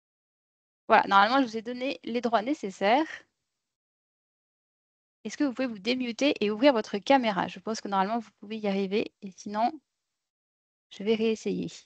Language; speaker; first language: French; native; French